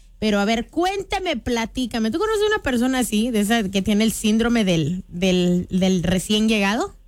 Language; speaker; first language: Spanish; native; Spanish